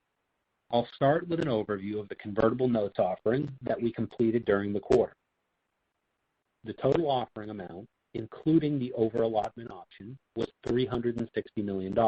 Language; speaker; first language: English; native; English